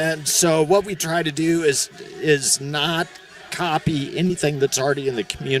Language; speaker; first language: English; native; English